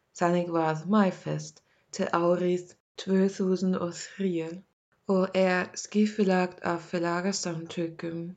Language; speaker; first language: Icelandic; non-native, learner; German